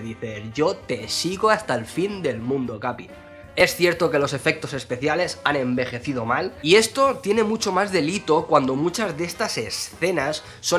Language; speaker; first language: Spanish; native; Spanish